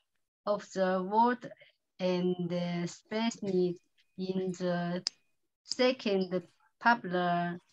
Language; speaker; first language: English; non-native, learner; Chinese